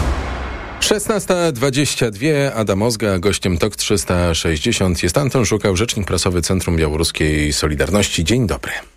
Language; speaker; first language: Polish; native; Polish